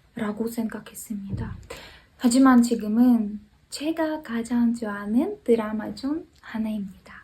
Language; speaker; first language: Korean; non-native, fluent; Ukrainian